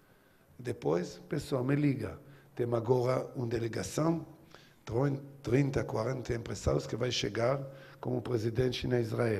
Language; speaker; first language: Portuguese; non-native, learner; Hebrew